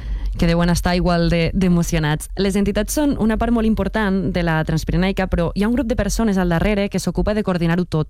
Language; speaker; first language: Catalan; native; Catalan